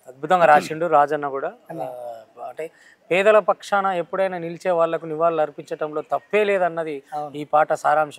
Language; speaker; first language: Telugu; native; Telugu